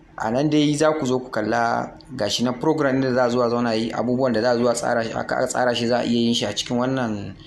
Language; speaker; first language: Hausa; non-native, local second language; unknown